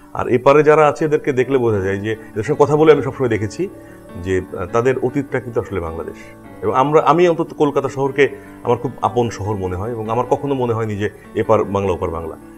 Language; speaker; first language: Bangla; native; Bangla